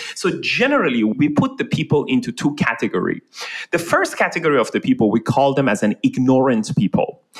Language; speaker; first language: English; non-native, fluent; Persian